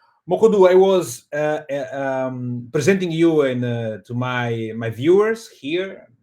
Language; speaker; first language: English; non-native, fluent; Portuguese